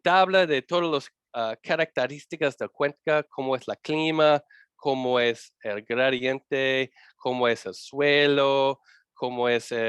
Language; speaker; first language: Spanish; non-native, learner; English